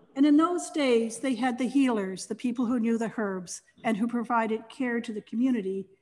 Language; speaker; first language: English; native; English